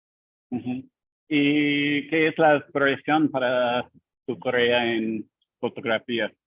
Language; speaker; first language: Spanish; non-native, learner; English